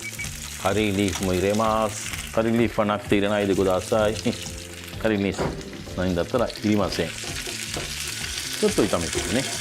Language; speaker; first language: Japanese; non-native, fluent; Sinhala